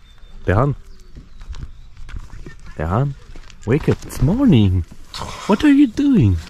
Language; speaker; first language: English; non-native, learner; Korean